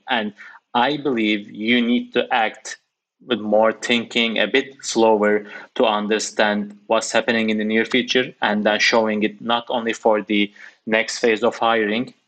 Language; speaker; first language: English; non-native, fluent; Turkish